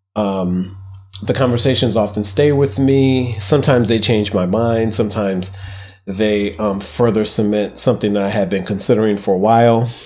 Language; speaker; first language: English; native; English